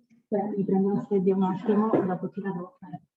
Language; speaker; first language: Italian; non-native, fluent; Spanish